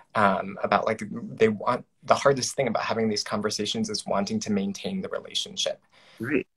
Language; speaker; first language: English; native; English